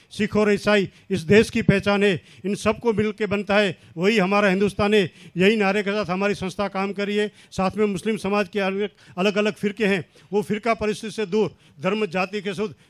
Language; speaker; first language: Hindi; non-native, local second language; Kachhi